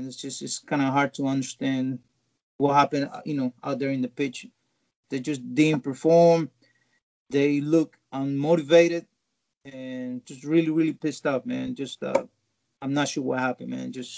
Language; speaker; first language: English; non-native, fluent; Spanish